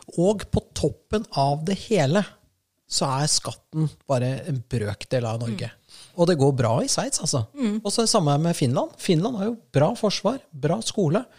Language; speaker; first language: Norwegian; native; Norwegian